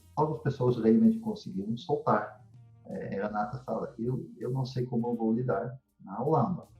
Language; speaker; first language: Portuguese; non-native, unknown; Dutch